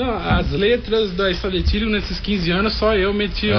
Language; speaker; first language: Portuguese; native; Portuguese